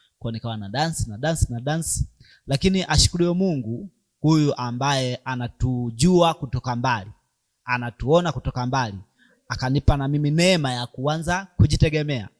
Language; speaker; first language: Swahili; native; Swahili